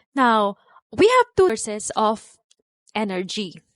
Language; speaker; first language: English; non-native, local second language; Filipino